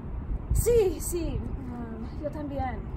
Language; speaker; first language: Spanish; non-native, learner; English